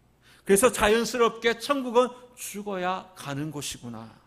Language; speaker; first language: Korean; native; Korean